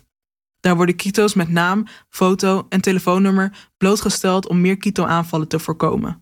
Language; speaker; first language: Dutch; native; Dutch